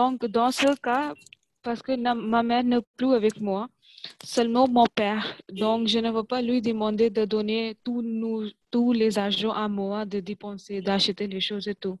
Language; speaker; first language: French; non-native, learner; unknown